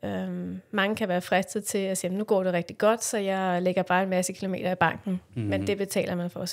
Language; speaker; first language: Danish; native; Danish